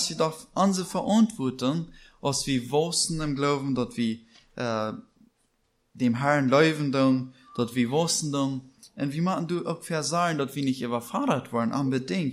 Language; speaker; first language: German; non-native, learner; Plautdietsch